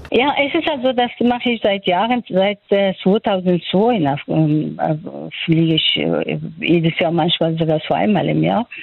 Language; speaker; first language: German; non-native, fluent; Persian